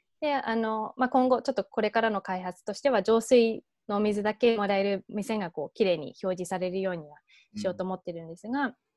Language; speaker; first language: Japanese; early bilingual, heritage; Japanese